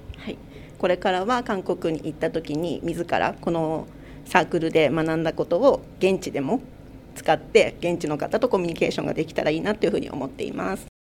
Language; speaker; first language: Japanese; native; Japanese